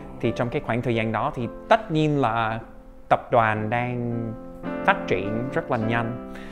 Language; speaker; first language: Vietnamese; non-native, fluent; English